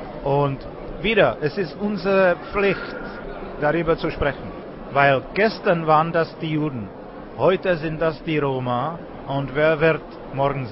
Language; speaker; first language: German; non-native, fluent; Czech